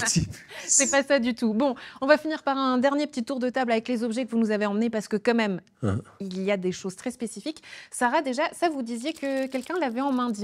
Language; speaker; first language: French; native; French